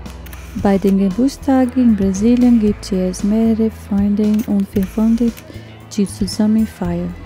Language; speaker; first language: German; non-native, fluent; Portuguese